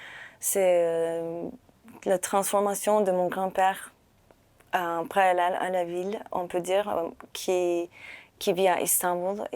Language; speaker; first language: French; non-native, fluent; Turkish